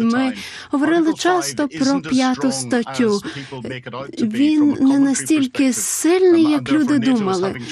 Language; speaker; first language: Ukrainian; non-native, fluent; English